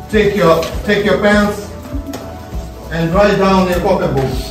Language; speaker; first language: English; non-native, fluent; Russian